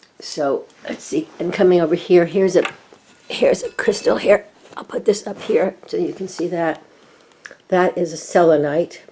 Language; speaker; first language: English; native; English